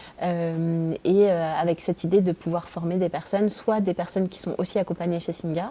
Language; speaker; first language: French; native; French